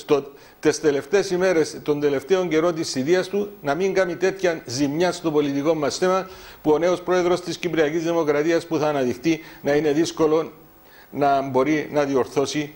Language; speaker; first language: Greek; native; Greek